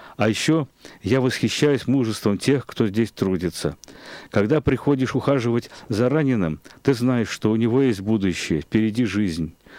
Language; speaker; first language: Russian; native; Russian